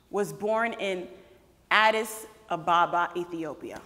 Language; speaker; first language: English; native; English